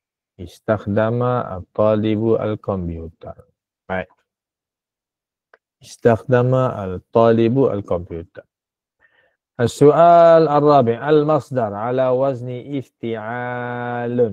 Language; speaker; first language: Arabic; non-native, fluent; Malay